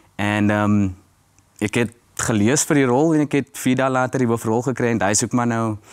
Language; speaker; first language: Afrikaans; early bilingual, heritage; Afrikaans